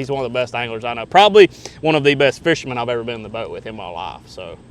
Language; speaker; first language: English; native; English